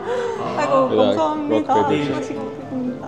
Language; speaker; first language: Korean; non-native, fluent; Estonian